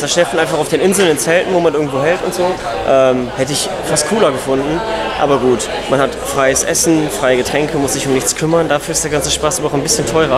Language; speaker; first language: German; native; German